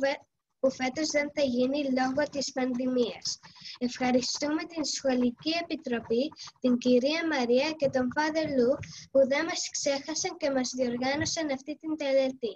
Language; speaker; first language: Greek; early bilingual, heritage; Greek